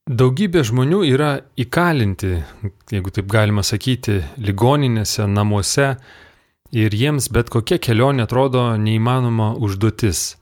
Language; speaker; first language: Lithuanian; native; Lithuanian